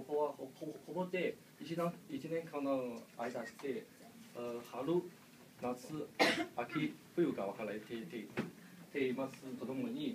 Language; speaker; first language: Japanese; non-native, learner; Vietnamese